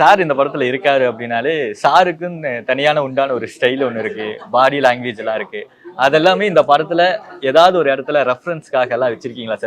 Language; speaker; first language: Tamil; native; Tamil